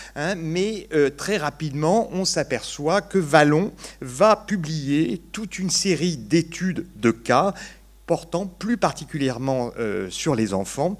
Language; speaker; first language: French; native; French